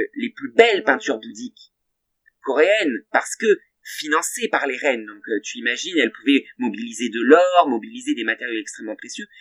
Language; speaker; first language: French; native; French